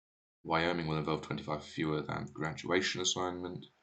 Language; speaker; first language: English; native; English